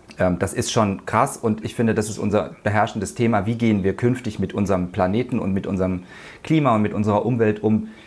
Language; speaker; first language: German; native; German